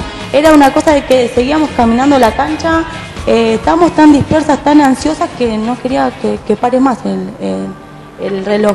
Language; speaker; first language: Spanish; native; Spanish